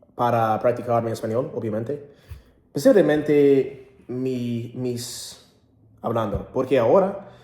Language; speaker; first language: Spanish; non-native, learner; English